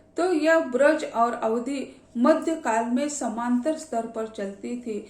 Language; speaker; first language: Hindi; non-native, local second language; Marathi